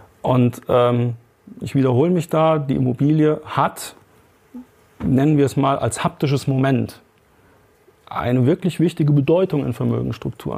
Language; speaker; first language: German; native; German